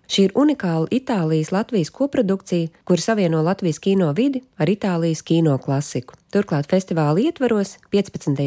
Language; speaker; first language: Latvian; native; Latvian